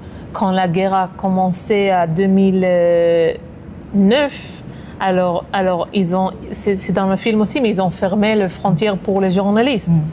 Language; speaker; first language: French; non-native, fluent; Hebrew